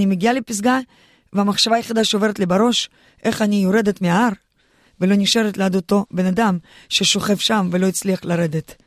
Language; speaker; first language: Hebrew; non-native, fluent; Russian